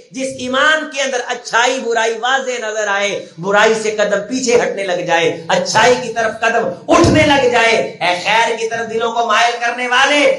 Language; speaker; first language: Urdu; non-native, local second language; Punjabi